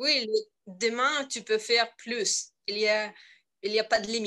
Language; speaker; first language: French; non-native, learner; Russian